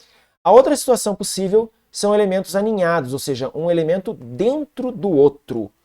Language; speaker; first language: Portuguese; native; Portuguese